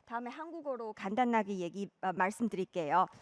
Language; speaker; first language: Korean; non-native, fluent; Chinese